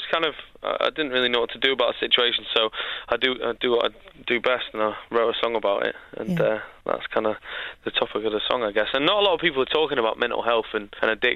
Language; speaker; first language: English; native; English